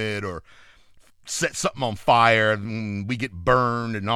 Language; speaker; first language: English; native; English